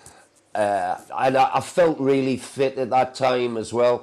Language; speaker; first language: English; native; English